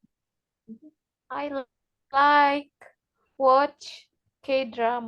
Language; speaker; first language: English; non-native, learner; Indonesian